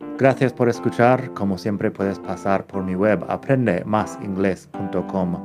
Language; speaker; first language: Spanish; non-native, fluent; English